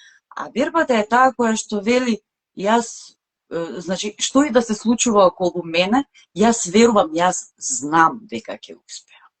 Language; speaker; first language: Macedonian; native; Macedonian